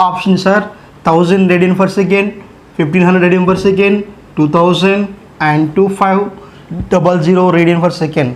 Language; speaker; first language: English; non-native, local second language; Telugu